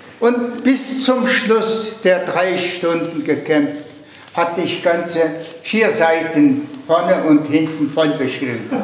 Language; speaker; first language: German; non-native, fluent; Mongolian